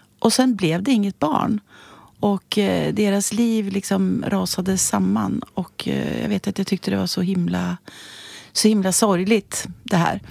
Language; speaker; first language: Swedish; native; Swedish